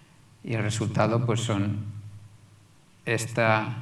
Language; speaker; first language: Spanish; native; Spanish